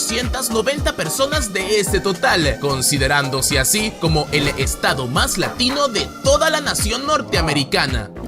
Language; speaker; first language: Spanish; native; Spanish